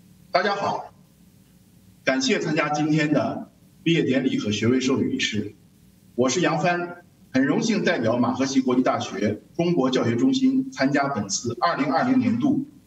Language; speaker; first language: Chinese; native; Chinese